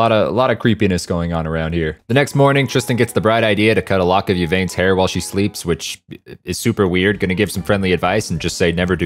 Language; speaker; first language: English; native; English